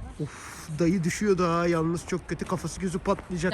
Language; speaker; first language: Turkish; native; Turkish